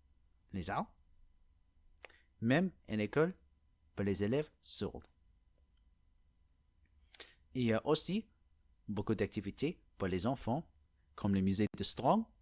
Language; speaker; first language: French; non-native, learner; English